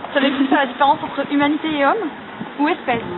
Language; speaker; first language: French; native; French